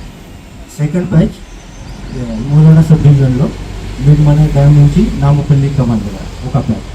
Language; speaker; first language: Telugu; non-native, learner; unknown